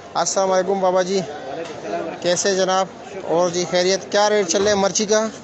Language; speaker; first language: Urdu; non-native, local second language; Pashto